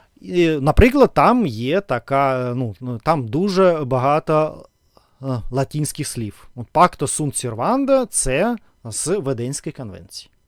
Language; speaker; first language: Ukrainian; non-native, learner; Russian